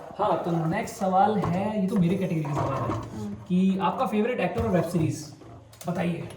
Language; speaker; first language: Hindi; native; Hindi